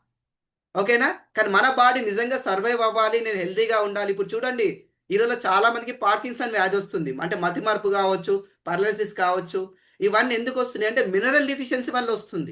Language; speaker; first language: Telugu; native; Telugu